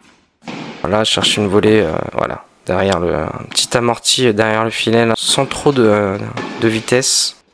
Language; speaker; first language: French; native; French